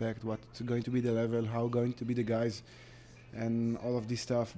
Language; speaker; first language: English; non-native, learner; Hebrew